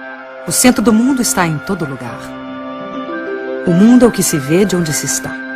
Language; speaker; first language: Portuguese; native; Portuguese